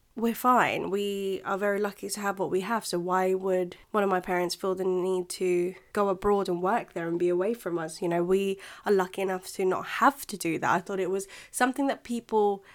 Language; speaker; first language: English; non-native, local second language; Filipino